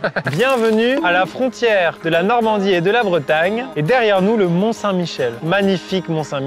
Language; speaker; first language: French; native; French